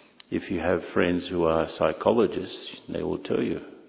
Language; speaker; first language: English; native; English